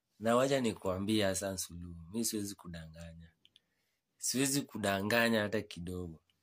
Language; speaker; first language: Swahili; native; Swahili